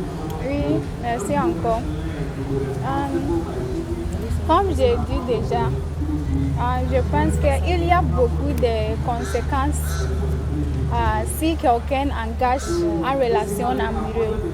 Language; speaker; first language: French; non-native, learner; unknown